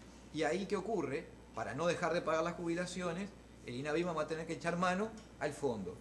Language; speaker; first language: Spanish; native; Spanish